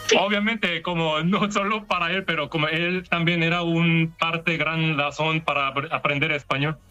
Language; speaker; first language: Spanish; non-native, learner; Korean